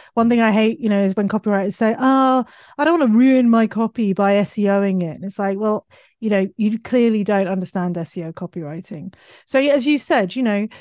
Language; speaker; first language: English; native; English